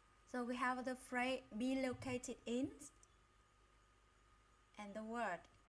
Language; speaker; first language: English; non-native, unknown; Vietnamese